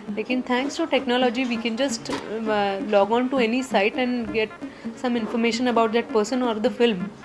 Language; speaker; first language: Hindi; non-native, local second language; Marathi